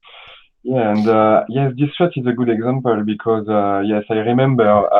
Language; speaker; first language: English; non-native, learner; French